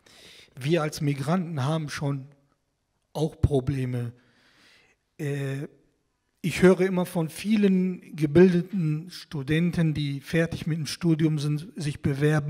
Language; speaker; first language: German; non-native, fluent; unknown